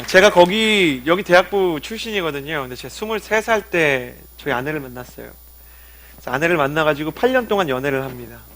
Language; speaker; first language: Korean; native; Korean